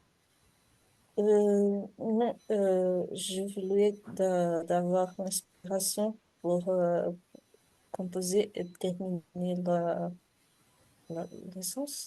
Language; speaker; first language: French; non-native, learner; Portuguese